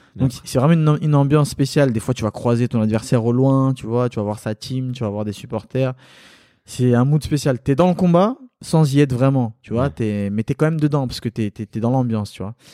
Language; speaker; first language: French; early bilingual, other home language; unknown